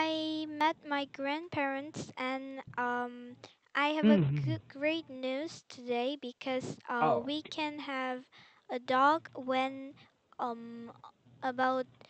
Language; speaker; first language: English; non-native, learner; Korean